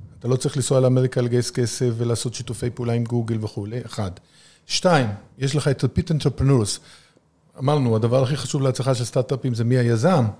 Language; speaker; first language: Hebrew; native; Hebrew